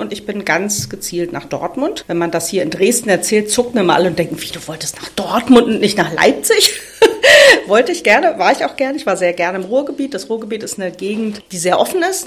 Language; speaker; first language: German; native; German